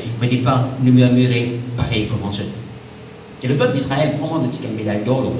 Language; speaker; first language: French; non-native, local second language; Morisyen